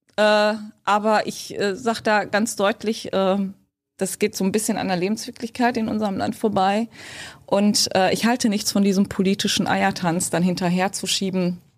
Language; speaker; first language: German; early bilingual, other home language; Turkish